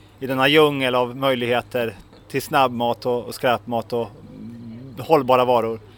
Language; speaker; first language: Swedish; native; Swedish